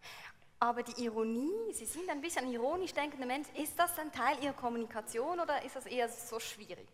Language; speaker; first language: German; native; German